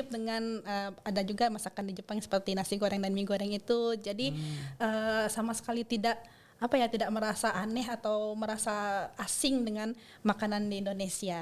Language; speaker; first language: Indonesian; non-native, fluent; Japanese